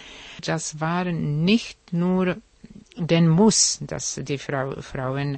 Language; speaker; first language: German; non-native, fluent; Czech